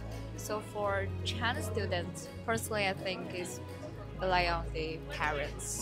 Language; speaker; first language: English; non-native, fluent; Chinese